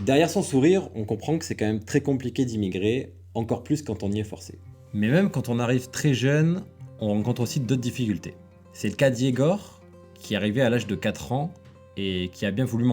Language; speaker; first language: French; native; French